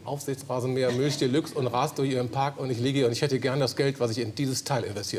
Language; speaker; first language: German; native; German